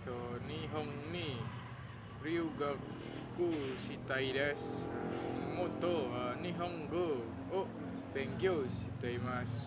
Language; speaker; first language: Japanese; non-native, learner; Indonesian